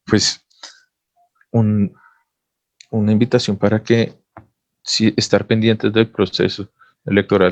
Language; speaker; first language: Spanish; native; Spanish